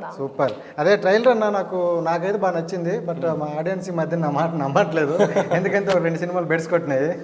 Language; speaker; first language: Telugu; native; Telugu